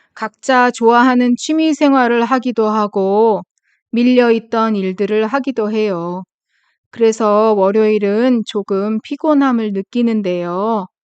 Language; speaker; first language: Korean; native; Korean